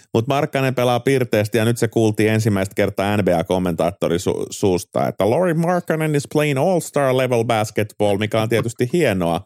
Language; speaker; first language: Finnish; native; Finnish